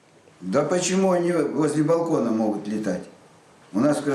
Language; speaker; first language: Russian; native; Russian